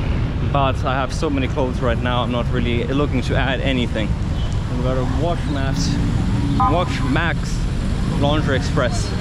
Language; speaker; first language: English; non-native, fluent; Finnish